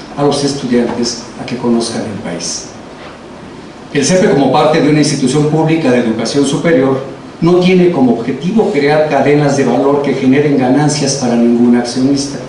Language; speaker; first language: Spanish; native; Spanish